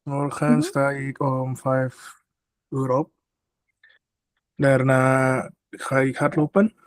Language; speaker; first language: Dutch; non-native, learner; Indonesian